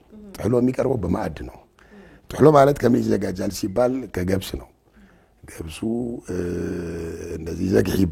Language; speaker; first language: Amharic; non-native, local second language; Tigrinya